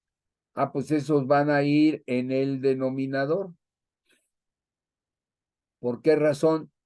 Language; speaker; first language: Spanish; native; Spanish